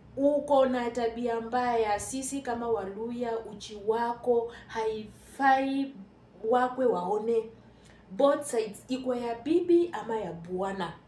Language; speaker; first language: Swahili; non-native, local second language; Luyia